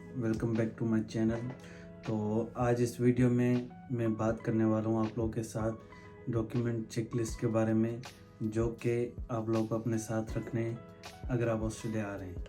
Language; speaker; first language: Urdu; non-native, local second language; Sindhi